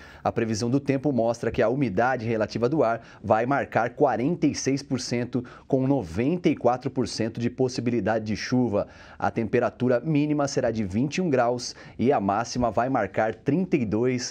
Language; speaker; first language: Portuguese; native; Portuguese